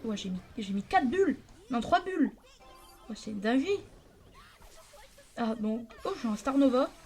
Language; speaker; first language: French; native; French